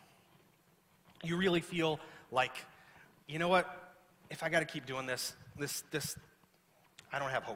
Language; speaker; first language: English; native; English